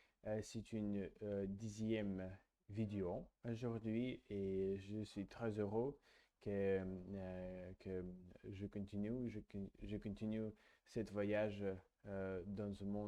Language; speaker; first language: French; non-native, learner; English